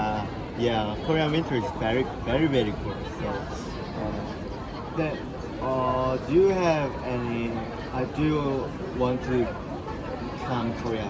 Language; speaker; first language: English; non-native, learner; Korean